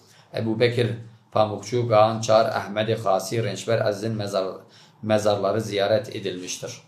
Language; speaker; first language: Turkish; native; Turkish